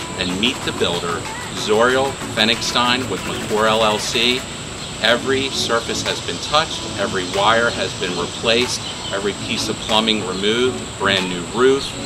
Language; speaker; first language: English; native; English